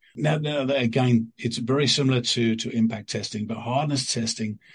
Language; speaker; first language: English; native; English